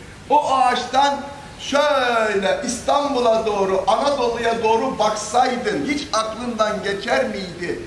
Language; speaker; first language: Turkish; native; Turkish